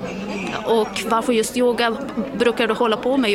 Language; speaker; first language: Swedish; native; Swedish